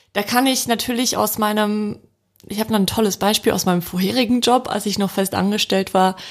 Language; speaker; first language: German; early bilingual, other home language; Polish